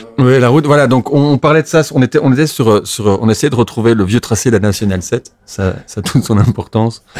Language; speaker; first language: French; native; French